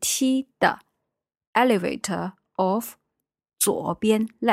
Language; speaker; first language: Chinese; native; Chinese